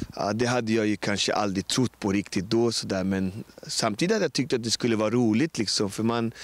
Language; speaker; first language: Swedish; native; Swedish